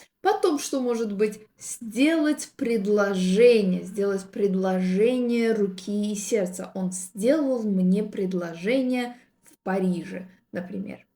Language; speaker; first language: Russian; non-native, fluent; Azerbaijani